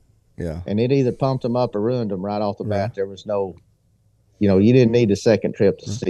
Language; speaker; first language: English; native; English